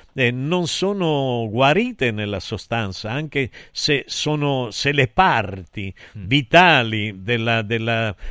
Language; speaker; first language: Italian; native; Italian